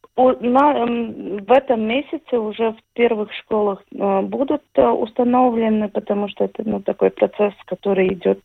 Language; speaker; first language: Russian; non-native, local second language; Latvian